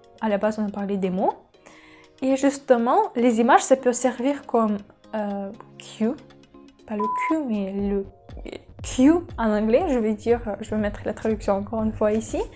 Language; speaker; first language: French; non-native, fluent; Russian